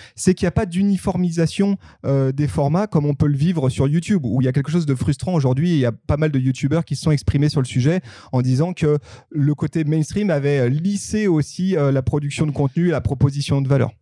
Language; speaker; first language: French; native; French